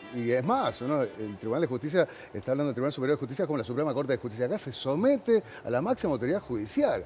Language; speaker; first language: Spanish; native; Spanish